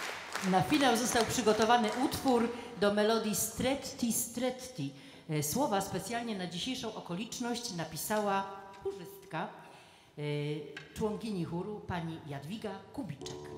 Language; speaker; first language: Polish; native; Polish